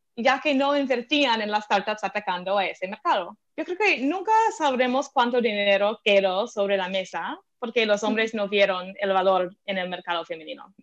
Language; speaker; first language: Spanish; non-native, fluent; English